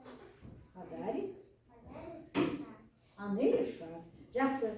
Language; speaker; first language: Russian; non-native, local second language; Kazakh